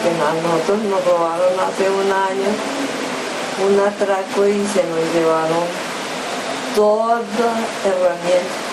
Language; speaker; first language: Spanish; early bilingual, other home language; Japanese